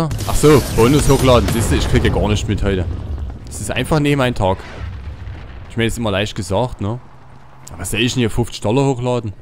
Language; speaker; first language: German; native; German